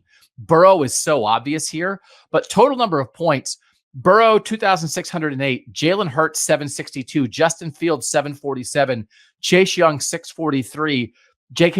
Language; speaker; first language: English; native; English